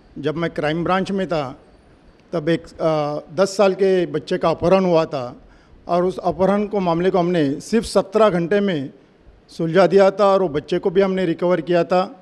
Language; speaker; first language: Hindi; non-native, local second language; Marathi